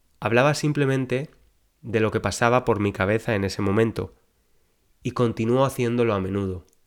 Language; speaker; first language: Spanish; native; Spanish